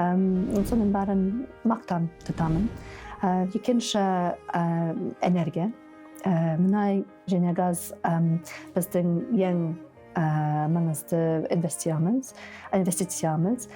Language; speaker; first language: Kazakh; non-native, learner; English